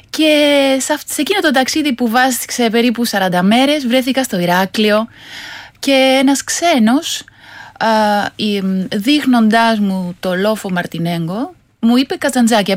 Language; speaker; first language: Greek; non-native, fluent; Spanish